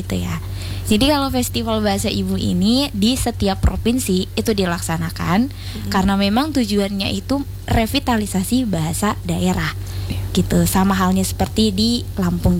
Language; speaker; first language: Indonesian; non-native, local second language; Batak Toba